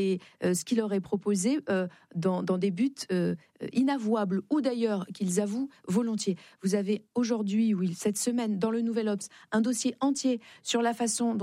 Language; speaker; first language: French; native; French